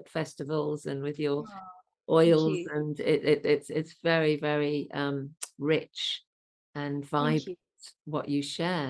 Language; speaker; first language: English; native; English